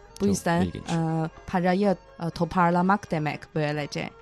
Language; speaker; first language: Turkish; non-native, fluent; Chinese